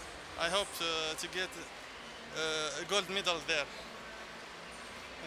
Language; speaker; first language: English; non-native, learner; Arabic